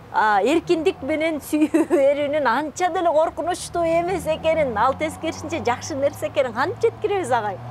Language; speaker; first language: Kyrgyz; native; Kyrgyz